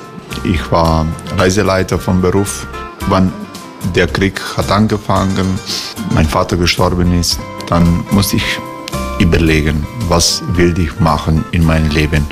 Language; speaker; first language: German; non-native, fluent; Croatian